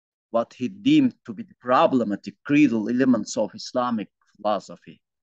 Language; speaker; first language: English; non-native, fluent; Turkish